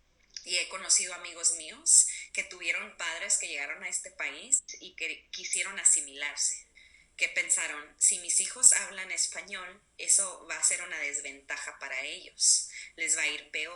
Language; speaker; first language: Spanish; early bilingual, other home language; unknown